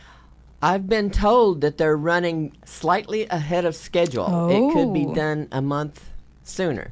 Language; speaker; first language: English; native; English